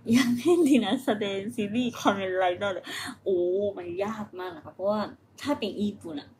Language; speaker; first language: Thai; non-native, fluent; Japanese